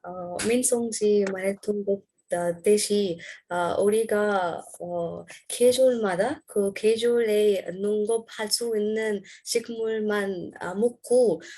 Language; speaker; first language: Korean; non-native, learner; Arabic